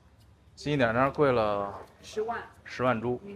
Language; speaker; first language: Chinese; native; Chinese